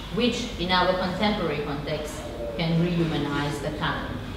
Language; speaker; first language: English; non-native, fluent; Morisyen